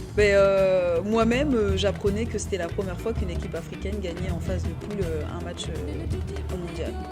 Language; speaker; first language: French; early bilingual, other home language; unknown